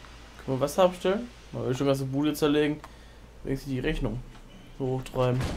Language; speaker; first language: German; native; German